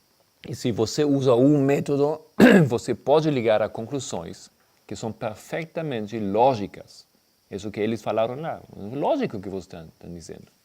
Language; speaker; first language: Portuguese; non-native, fluent; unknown